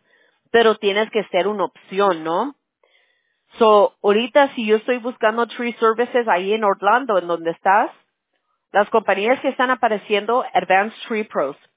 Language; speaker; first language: Spanish; early bilingual, heritage; Spanish